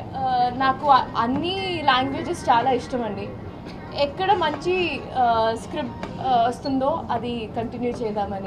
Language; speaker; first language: Telugu; non-native, fluent; Malayalam